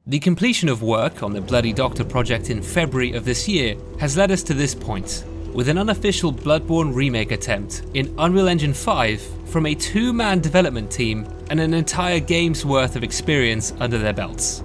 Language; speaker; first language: English; native; English